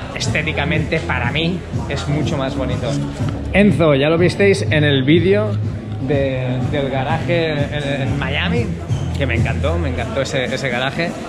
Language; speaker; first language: Spanish; native; Spanish